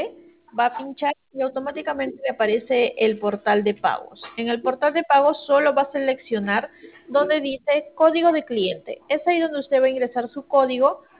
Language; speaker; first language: Spanish; native; Spanish